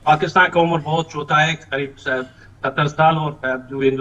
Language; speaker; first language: Hindi; non-native, learner; Pashto